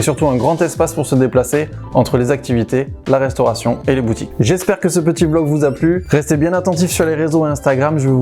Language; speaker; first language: French; native; French